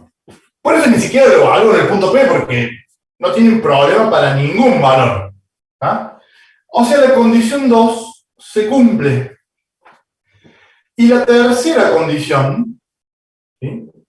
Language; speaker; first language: Spanish; native; Spanish